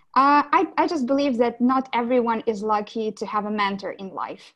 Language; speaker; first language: English; non-native, fluent; Ukrainian